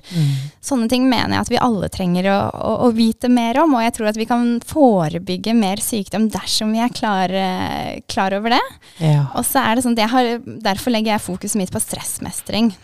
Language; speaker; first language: Norwegian; native; Norwegian